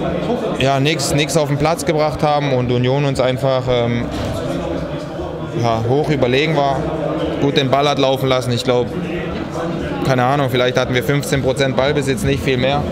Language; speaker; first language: German; native; German